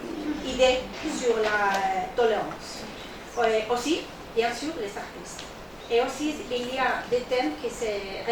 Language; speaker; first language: French; non-native, learner; Spanish